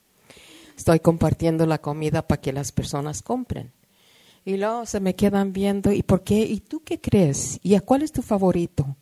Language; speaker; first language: Spanish; early bilingual, heritage; Spanish